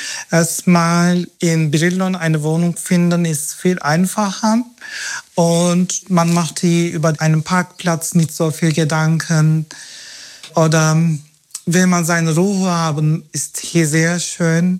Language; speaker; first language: German; non-native, learner; Turkish